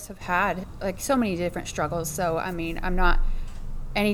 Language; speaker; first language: English; native; English